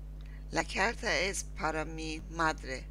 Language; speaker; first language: Spanish; non-native, learner; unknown